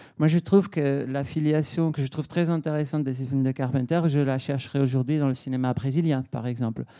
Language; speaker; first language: French; non-native, fluent; Portuguese